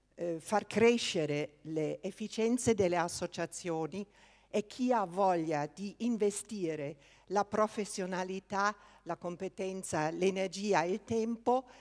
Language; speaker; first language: Italian; non-native, fluent; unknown